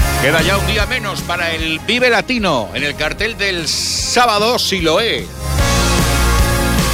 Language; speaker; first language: Spanish; native; Spanish